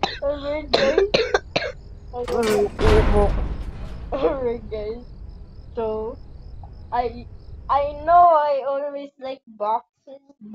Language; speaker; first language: English; non-native, local second language; Filipino